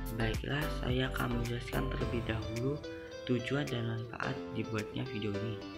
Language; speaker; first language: Indonesian; native; Indonesian